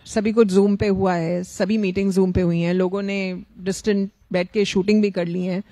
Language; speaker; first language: Hindi; native; Hindi